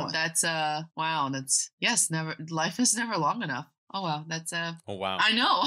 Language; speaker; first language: English; non-native, fluent; Chinese